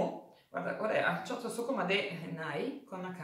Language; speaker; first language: Japanese; non-native, learner; Italian